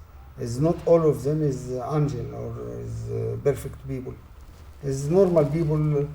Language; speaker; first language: English; non-native, learner; Arabic